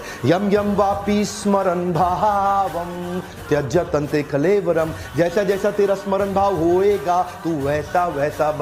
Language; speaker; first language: Hindi; native; Hindi